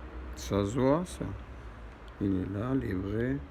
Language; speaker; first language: French; non-native, learner; Armenian